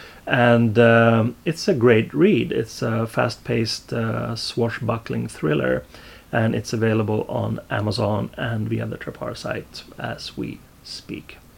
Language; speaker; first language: English; non-native, fluent; Swedish